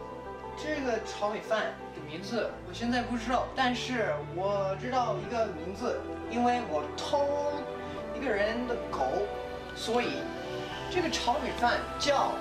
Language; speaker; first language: Chinese; non-native, learner; English